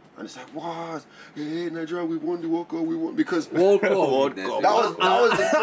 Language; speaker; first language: English; non-native, local second language; Yoruba